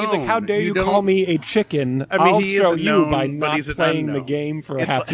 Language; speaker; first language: English; native; English